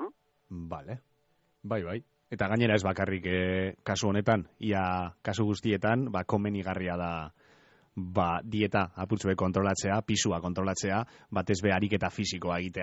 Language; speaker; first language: Basque; native; Basque